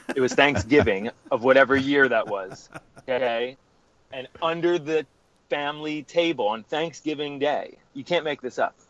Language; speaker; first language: English; native; English